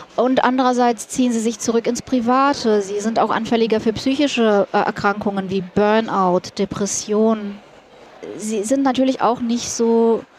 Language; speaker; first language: German; early bilingual, other home language; Russian